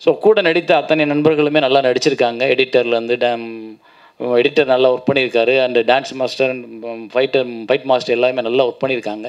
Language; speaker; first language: Tamil; native; Tamil